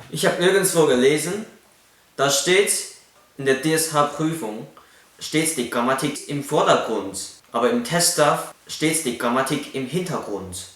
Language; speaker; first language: German; non-native, fluent; Cantonese